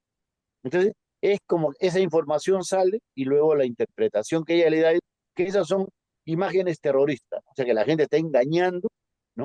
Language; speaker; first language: Spanish; native; Spanish